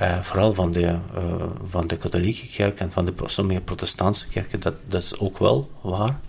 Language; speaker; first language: Dutch; non-native, fluent; Ukrainian